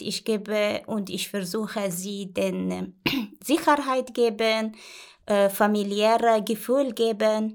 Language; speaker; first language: German; non-native, learner; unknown